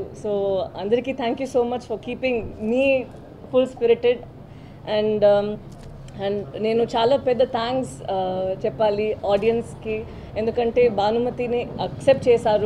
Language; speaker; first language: Telugu; non-native, learner; Tamil